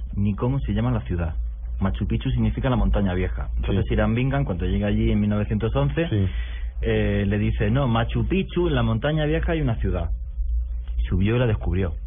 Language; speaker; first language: Spanish; native; Spanish